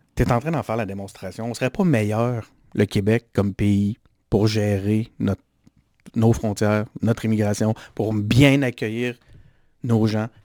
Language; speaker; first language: French; native; French